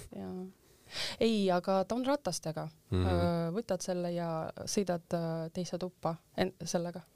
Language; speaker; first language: Estonian; non-native, local second language; Russian